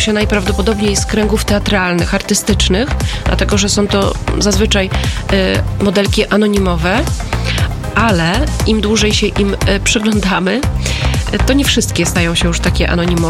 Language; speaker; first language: Polish; native; Polish